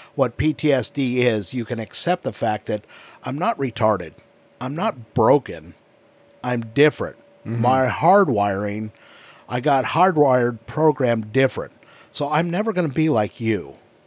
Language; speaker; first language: English; native; English